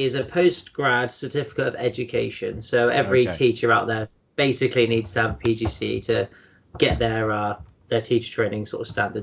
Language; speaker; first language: English; native; English